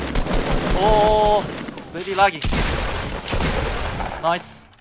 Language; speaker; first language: English; non-native, learner; Japanese